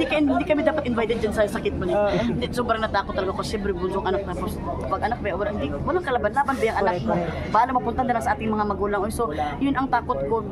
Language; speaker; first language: Filipino; non-native, local second language; Cebuano